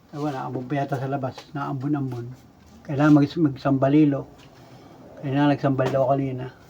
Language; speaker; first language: Filipino; native; Filipino